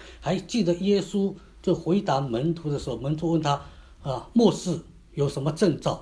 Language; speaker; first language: Chinese; native; Chinese